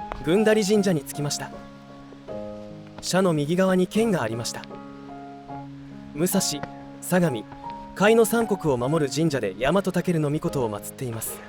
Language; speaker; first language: Japanese; native; Japanese